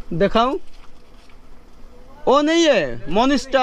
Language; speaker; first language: Hindi; non-native, learner; Bangla